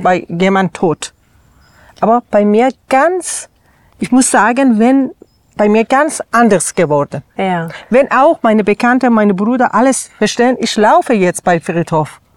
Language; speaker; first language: German; non-native, learner; Persian